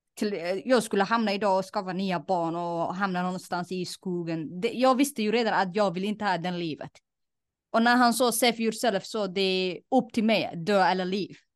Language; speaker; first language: Swedish; non-native, fluent; Somali